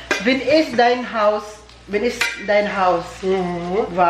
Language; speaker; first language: German; non-native, learner; Filipino